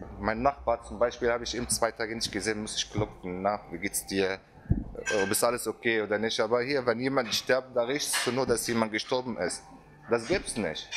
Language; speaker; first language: German; non-native, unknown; Arabic